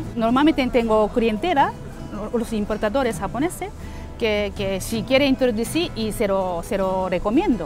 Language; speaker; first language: Spanish; non-native, learner; Japanese